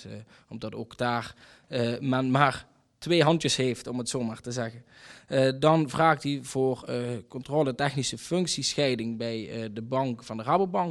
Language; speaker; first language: Dutch; native; Dutch